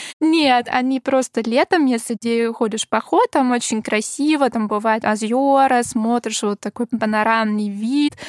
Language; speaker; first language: Russian; non-native, fluent; German